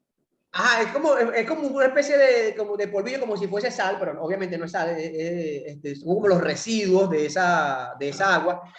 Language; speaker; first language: Spanish; native; Spanish